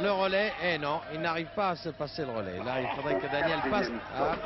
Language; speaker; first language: French; native; French